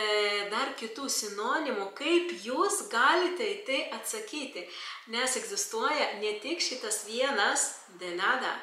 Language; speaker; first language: Lithuanian; non-native, local second language; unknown